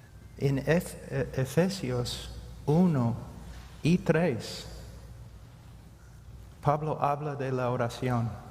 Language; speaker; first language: Spanish; non-native, fluent; English